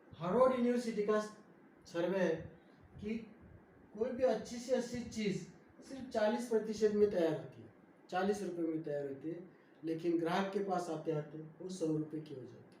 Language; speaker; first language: Hindi; non-native, local second language; Marathi